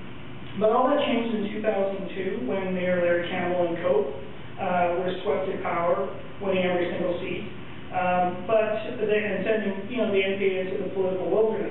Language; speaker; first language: English; native; English